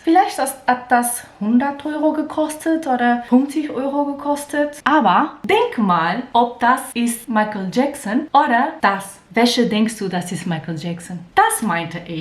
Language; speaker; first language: German; non-native, learner; Portuguese